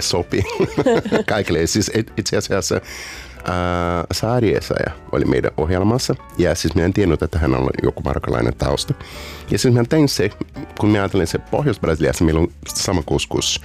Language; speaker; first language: Finnish; non-native, learner; Portuguese